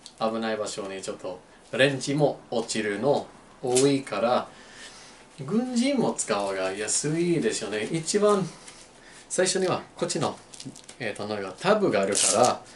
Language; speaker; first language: Japanese; non-native, learner; English